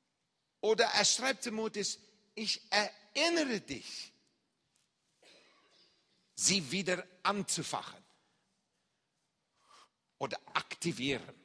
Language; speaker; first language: German; non-native, fluent; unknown